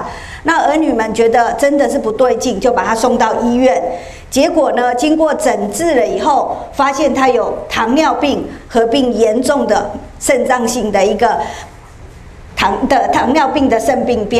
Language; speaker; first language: Chinese; native; Chinese